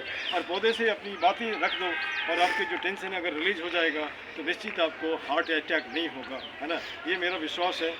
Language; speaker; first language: Hindi; native; Hindi